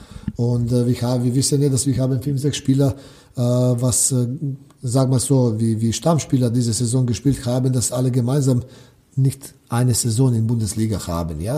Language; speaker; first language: German; non-native, learner; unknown